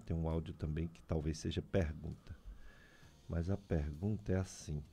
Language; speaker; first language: Portuguese; native; Portuguese